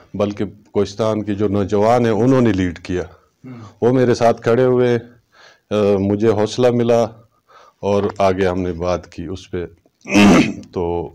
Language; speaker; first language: Urdu; non-native, local second language; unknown